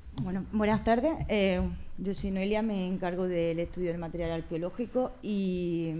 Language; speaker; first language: Spanish; native; Spanish